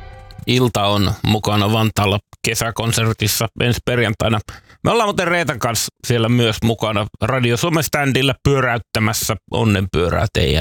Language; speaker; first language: Finnish; native; Finnish